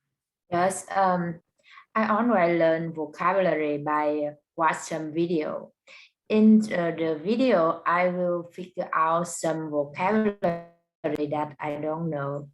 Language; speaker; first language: English; non-native, learner; Vietnamese